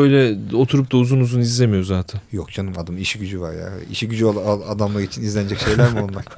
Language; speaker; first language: Turkish; native; Turkish